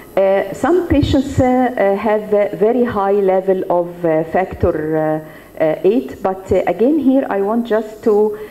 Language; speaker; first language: English; non-native, fluent; Arabic